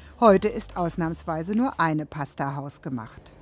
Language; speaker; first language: German; native; German